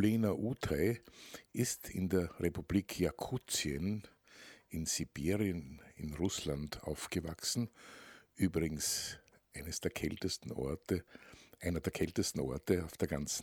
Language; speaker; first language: German; native; German